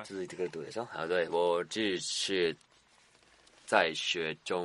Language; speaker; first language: Chinese; non-native, learner; Japanese